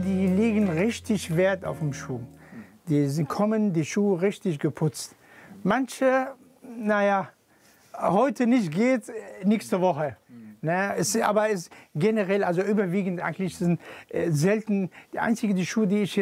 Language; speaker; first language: German; non-native, fluent; Arabic